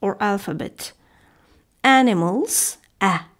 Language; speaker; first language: English; non-native, fluent; Azerbaijani